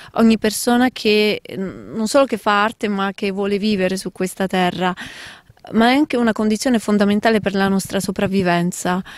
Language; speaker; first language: Italian; native; Italian